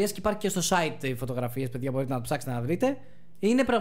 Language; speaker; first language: Greek; native; Greek